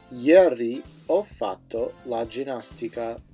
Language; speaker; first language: Italian; non-native, fluent; English